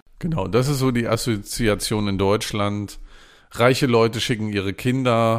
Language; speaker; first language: German; native; German